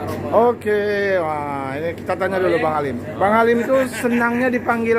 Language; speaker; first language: Indonesian; native; Indonesian